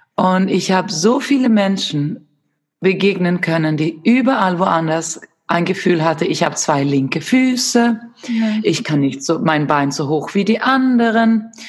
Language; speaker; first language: German; non-native, fluent; Swedish